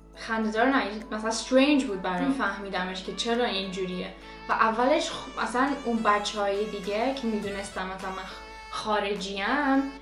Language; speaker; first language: Persian; early bilingual, heritage; Persian